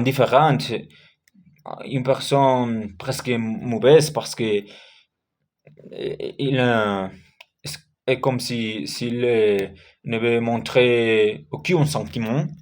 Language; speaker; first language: French; non-native, learner; Spanish